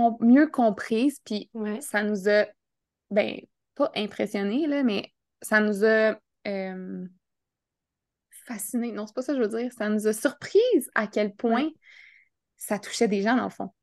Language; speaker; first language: French; native; French